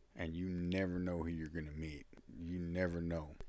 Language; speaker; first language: English; early bilingual, other home language; Spanish